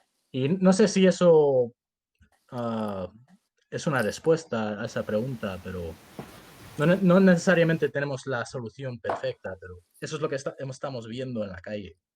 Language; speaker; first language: Spanish; early bilingual, heritage; Spanish